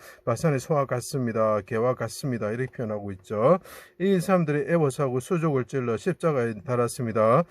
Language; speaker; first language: Korean; native; Korean